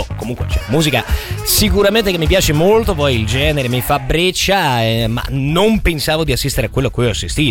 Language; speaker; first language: Italian; native; Italian